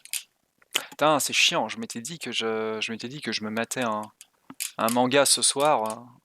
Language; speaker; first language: French; native; French